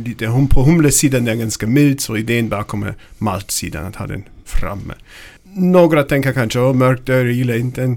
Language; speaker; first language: Swedish; non-native, learner; German